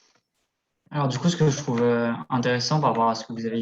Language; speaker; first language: French; native; French